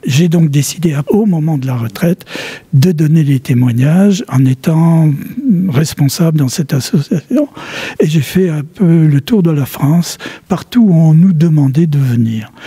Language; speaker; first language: French; early bilingual, other home language; Polish